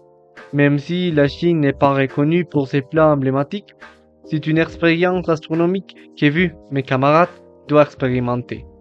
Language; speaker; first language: French; non-native, learner; Spanish